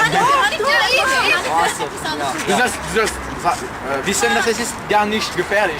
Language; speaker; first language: German; non-native, learner; French